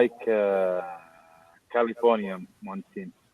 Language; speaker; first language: English; non-native, learner; Arabic